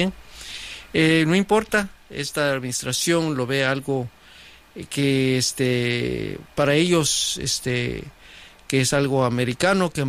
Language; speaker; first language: Spanish; native; Spanish